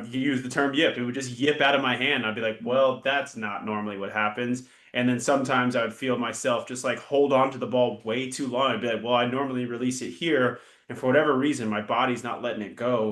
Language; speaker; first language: English; native; English